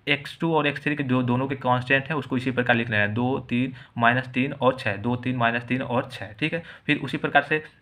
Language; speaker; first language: Hindi; native; Hindi